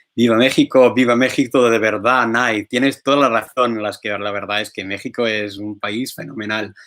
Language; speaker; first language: Spanish; non-native, fluent; English